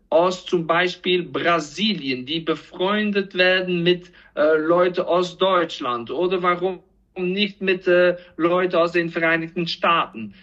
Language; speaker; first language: German; non-native, fluent; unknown